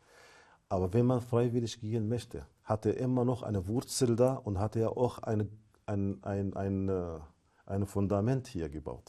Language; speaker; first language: German; non-native, fluent; Arabic